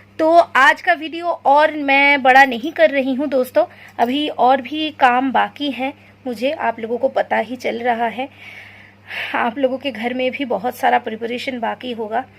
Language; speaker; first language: Hindi; non-native, local second language; Bangla